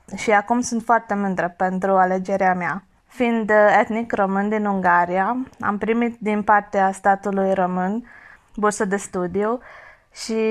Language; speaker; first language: Romanian; non-native, fluent; Hungarian